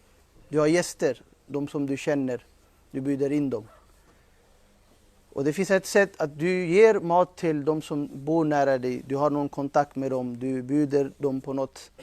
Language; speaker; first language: Swedish; non-native, fluent; Urdu